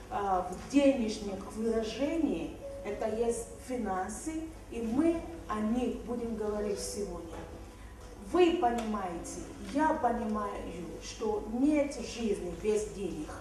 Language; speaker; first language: Russian; non-native, fluent; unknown